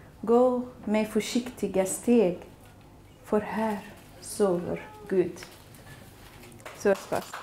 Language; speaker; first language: Swedish; non-native, fluent; Kurdish